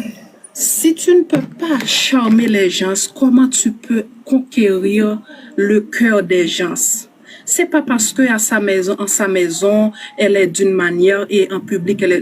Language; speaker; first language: French; non-native, local second language; Haitian Creole